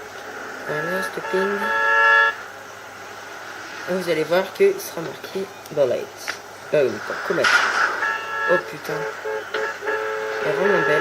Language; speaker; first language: French; native; French